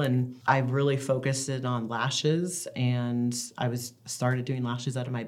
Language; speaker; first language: English; native; English